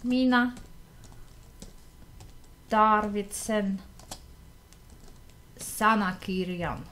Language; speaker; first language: Finnish; non-native, fluent; Russian